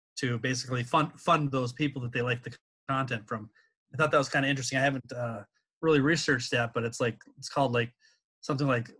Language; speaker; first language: English; native; English